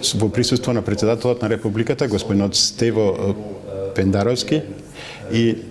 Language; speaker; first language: Macedonian; non-native, fluent; French